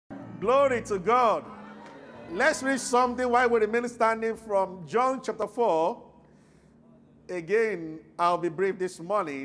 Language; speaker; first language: English; non-native, local second language; Yoruba